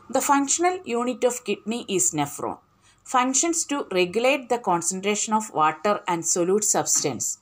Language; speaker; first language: English; non-native, local second language; Malayalam